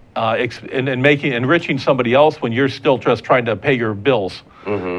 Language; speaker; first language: English; native; English